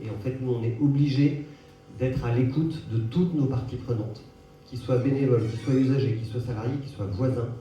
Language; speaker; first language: French; native; French